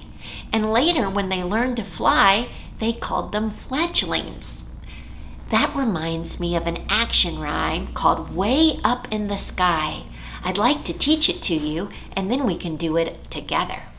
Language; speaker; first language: English; native; English